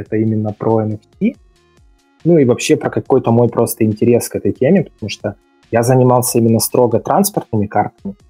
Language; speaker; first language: Russian; native; Russian